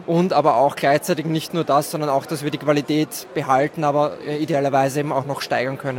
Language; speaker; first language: German; native; German